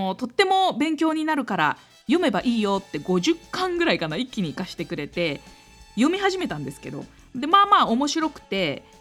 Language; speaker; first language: Japanese; native; Japanese